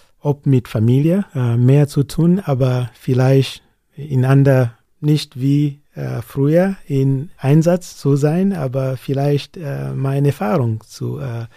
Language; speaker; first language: German; non-native, learner; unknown